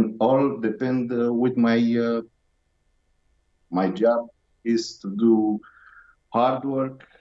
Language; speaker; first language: English; non-native, learner; Romanian